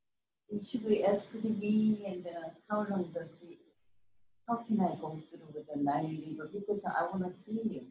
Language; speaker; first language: English; non-native, learner; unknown